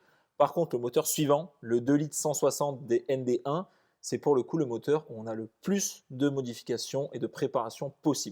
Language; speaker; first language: French; native; French